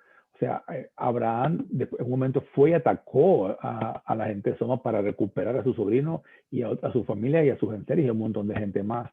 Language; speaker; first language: Spanish; native; Spanish